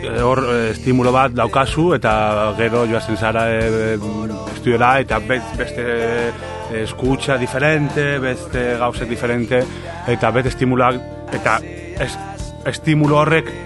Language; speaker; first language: Basque; non-native, local second language; Spanish